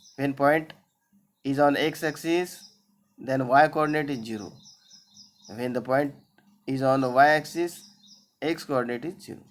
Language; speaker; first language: English; non-native, local second language; Marathi